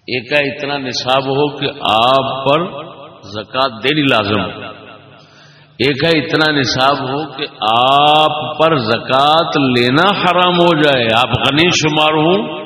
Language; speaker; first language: Urdu; non-native, local second language; Punjabi